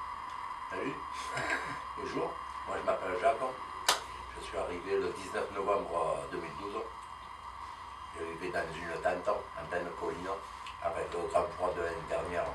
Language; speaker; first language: French; native; French